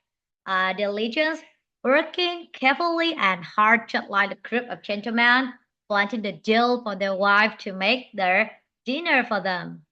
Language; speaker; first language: English; non-native, fluent; Vietnamese